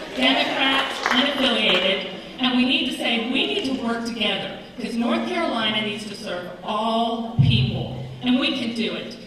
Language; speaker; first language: English; native; English